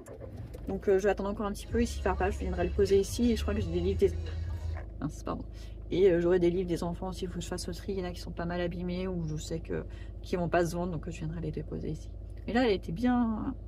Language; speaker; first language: French; native; French